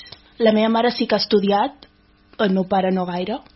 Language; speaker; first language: Catalan; early bilingual, other home language; Wolof